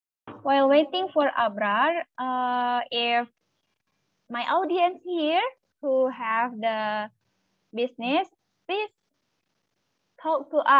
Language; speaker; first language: English; non-native, learner; Malay